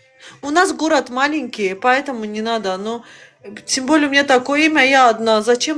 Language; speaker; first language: Russian; non-native, local second language; Azerbaijani